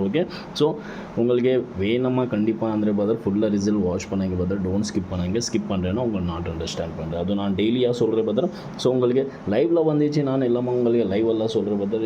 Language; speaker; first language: Tamil; non-native, local second language; Kannada